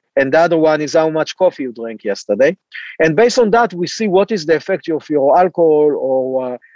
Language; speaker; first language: English; non-native, fluent; Hebrew